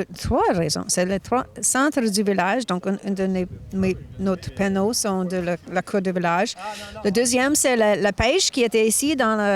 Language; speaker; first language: French; non-native, local second language; English